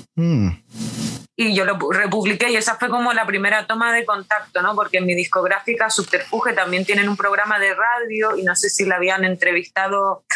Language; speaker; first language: Spanish; native; Spanish